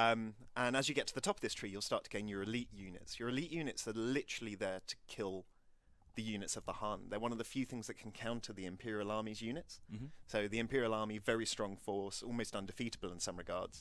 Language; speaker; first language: English; native; English